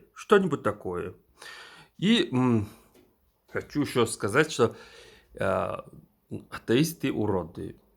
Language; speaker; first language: Russian; non-native, fluent; Mongolian